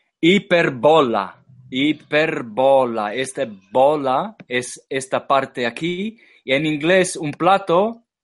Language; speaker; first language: Spanish; non-native, fluent; English